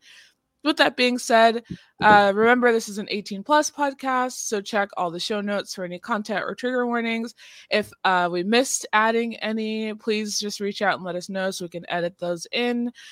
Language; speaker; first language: English; native; English